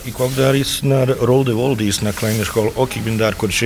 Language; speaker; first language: Dutch; non-native, learner; Bosnian